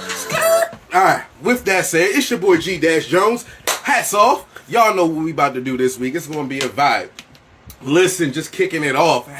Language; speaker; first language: English; native; English